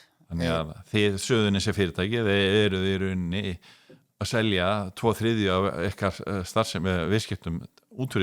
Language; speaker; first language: Icelandic; native; Icelandic